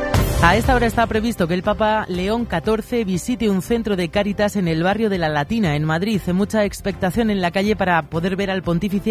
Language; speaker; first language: Spanish; native; Spanish